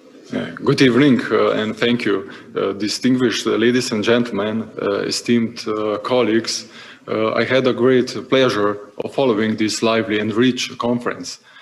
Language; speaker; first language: English; non-native, fluent; Slovenian